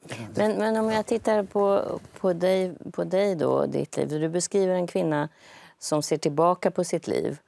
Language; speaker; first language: Swedish; native; Swedish